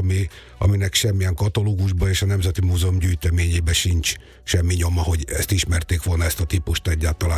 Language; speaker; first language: Hungarian; native; Hungarian